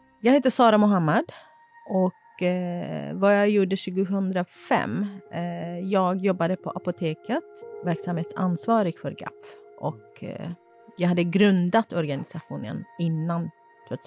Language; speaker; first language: Swedish; non-native, fluent; Kurdish